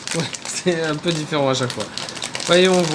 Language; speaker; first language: French; native; French